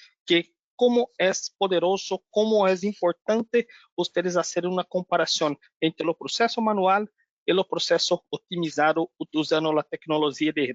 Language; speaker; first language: Spanish; non-native, learner; Portuguese